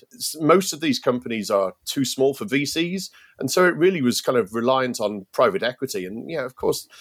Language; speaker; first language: English; native; English